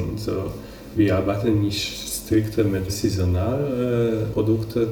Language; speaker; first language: German; non-native, fluent; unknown